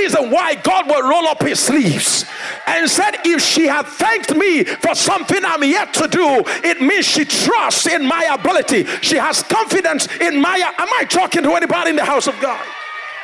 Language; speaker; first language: English; non-native, local second language; Yoruba